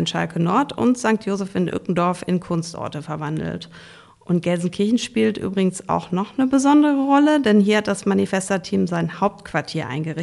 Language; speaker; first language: German; native; German